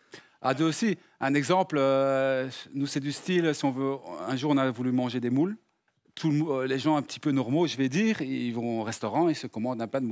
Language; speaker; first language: French; native; French